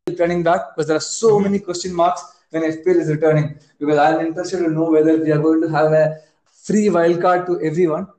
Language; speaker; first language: English; non-native, local second language; Malayalam